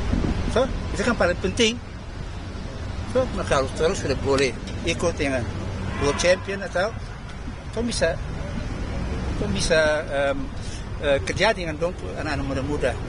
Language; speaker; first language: Indonesian; early bilingual, heritage; Dutch